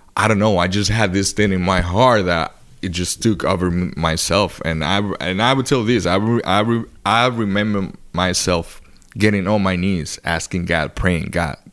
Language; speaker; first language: English; non-native, fluent; Spanish